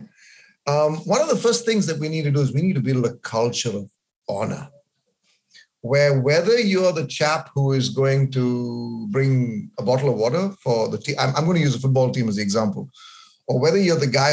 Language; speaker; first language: English; non-native, local second language; Malayalam